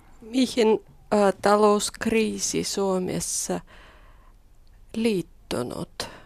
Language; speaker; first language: Finnish; non-native, learner; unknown